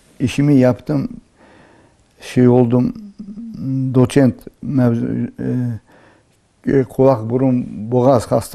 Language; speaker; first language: Turkish; early bilingual, heritage; Turkish